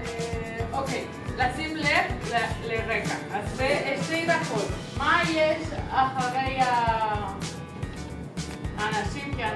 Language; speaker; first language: Hebrew; non-native, learner; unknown